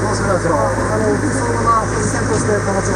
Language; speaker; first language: Japanese; native; Japanese